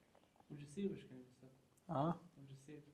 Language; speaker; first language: Persian; native; Persian